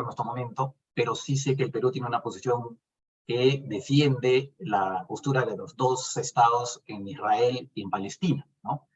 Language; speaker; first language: Spanish; native; Spanish